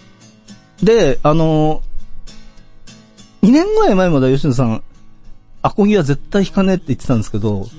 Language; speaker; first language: Japanese; native; Japanese